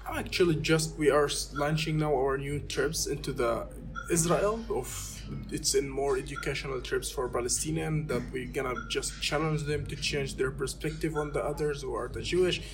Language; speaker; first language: English; non-native, fluent; Arabic